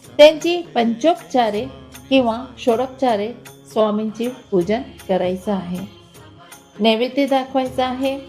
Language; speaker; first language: Marathi; non-native, local second language; Hindi